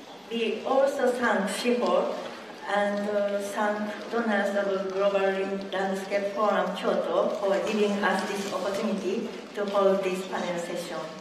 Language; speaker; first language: English; non-native, fluent; Japanese